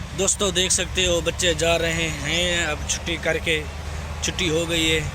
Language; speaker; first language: Urdu; non-native, local second language; Saraiki